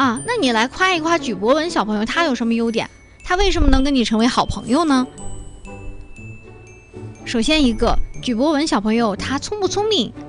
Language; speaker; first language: Chinese; native; Chinese